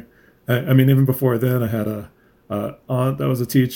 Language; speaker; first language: English; native; English